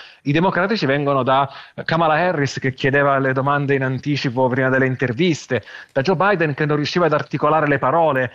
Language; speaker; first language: Italian; native; Italian